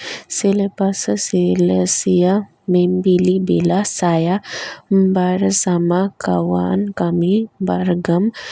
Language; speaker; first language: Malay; non-native, learner; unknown